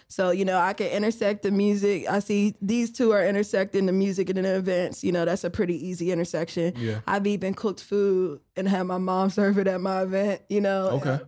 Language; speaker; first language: English; native; English